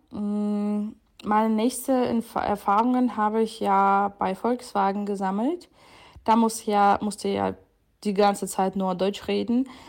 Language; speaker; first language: German; non-native, fluent; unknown